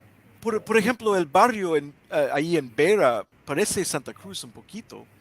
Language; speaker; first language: Spanish; non-native, learner; English